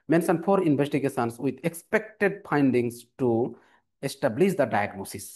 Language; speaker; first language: English; non-native, local second language; Bangla